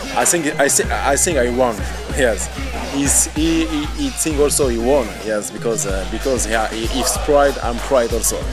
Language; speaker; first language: English; non-native, fluent; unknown